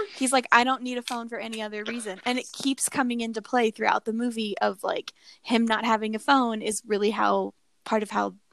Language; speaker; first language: English; native; English